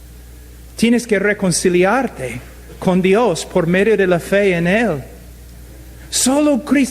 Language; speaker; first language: Spanish; non-native, fluent; English